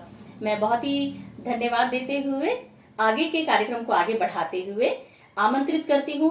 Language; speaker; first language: Hindi; native; Hindi